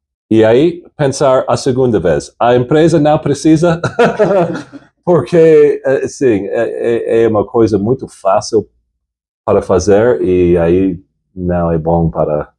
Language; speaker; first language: Portuguese; non-native, fluent; English